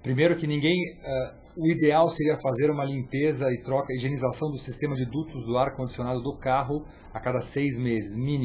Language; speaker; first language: Portuguese; native; Portuguese